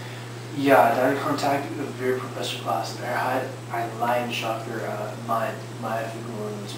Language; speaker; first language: German; non-native, learner; English